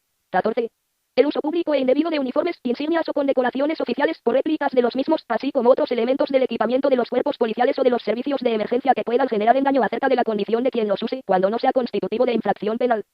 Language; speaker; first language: Spanish; native; Spanish